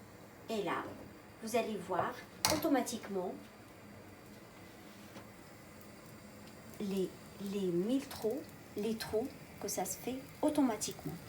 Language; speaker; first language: French; non-native, local second language; Arabic